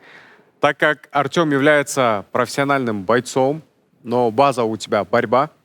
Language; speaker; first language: Russian; non-native, local second language; Kazakh